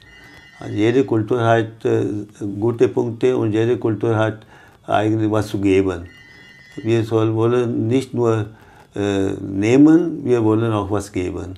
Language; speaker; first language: German; non-native, fluent; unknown